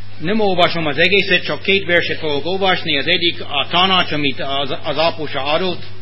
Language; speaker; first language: Hungarian; non-native, fluent; English